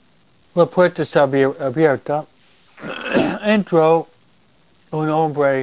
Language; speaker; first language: Spanish; non-native, fluent; English